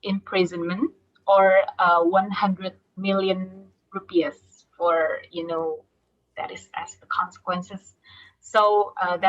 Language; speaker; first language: English; non-native, fluent; Indonesian